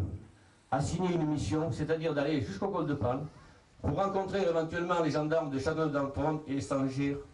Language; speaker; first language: French; native; French